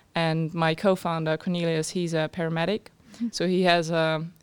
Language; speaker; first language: English; non-native, fluent; German